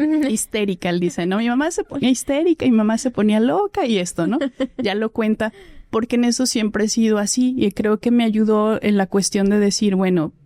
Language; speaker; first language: Spanish; native; Spanish